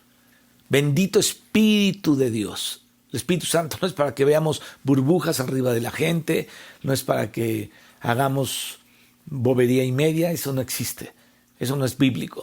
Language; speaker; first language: Spanish; native; Spanish